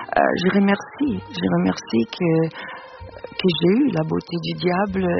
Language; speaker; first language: French; non-native, fluent; Italian